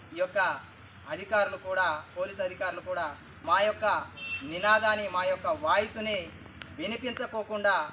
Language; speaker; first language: Telugu; native; Telugu